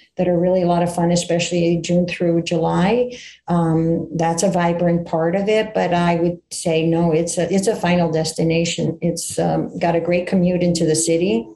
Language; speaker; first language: English; early bilingual, other home language; Greek